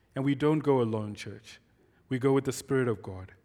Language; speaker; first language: English; non-native, local second language; Shona